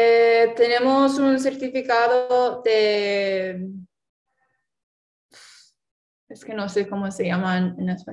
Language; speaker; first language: Spanish; non-native, fluent; English